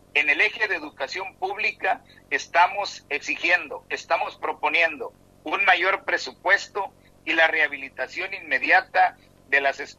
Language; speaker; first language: Spanish; native; Spanish